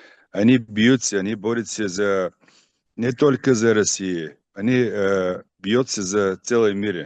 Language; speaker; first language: Russian; non-native, learner; Bulgarian